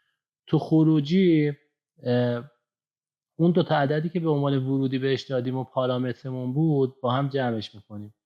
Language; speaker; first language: Persian; native; Persian